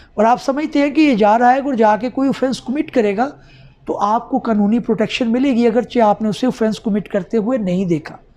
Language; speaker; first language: Urdu; non-native, local second language; Punjabi